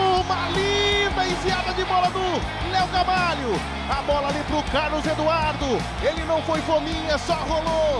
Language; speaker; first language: Portuguese; native; Portuguese